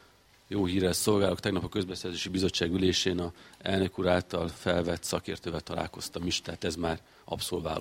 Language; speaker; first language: Hungarian; native; Hungarian